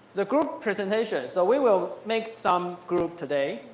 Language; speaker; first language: English; non-native, fluent; Chinese